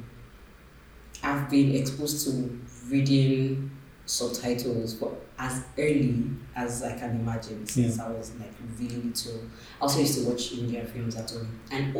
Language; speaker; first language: English; non-native, local second language; Yoruba